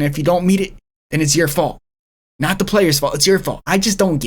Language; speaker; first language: English; native; English